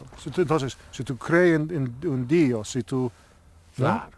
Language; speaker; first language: Spanish; non-native, learner; English